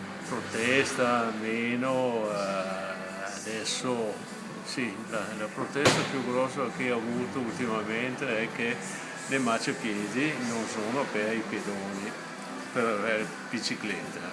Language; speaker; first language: Italian; non-native, fluent; Danish